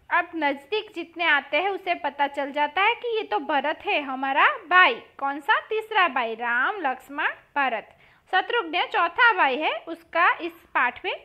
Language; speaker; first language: Hindi; non-native, local second language; Gujarati